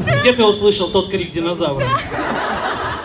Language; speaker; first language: Russian; native; Russian